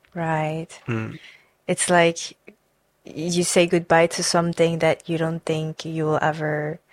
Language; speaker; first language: English; non-native, fluent; Chinese